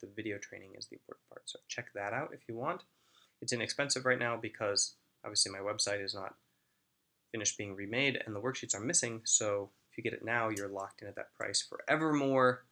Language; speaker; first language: English; native; English